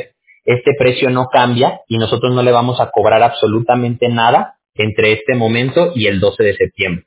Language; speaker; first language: Spanish; native; Spanish